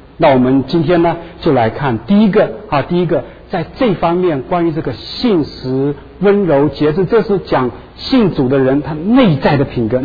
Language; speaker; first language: Chinese; native; Chinese